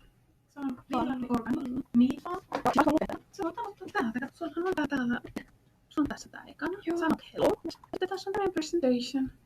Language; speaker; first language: Finnish; native; Finnish